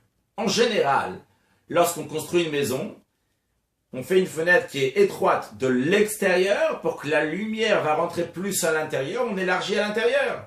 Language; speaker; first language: French; native; French